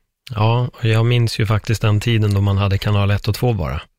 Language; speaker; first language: Swedish; native; Swedish